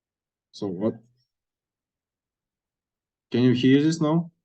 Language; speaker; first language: English; non-native, fluent; Russian